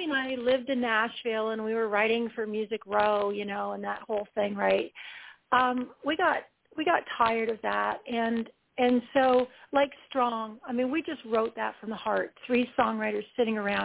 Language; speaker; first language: English; native; English